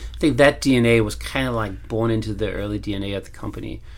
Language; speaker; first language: English; non-native, fluent; Danish